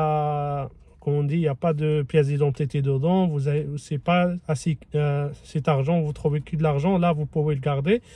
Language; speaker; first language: French; non-native, fluent; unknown